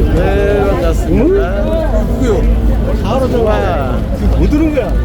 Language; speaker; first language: Korean; native; Korean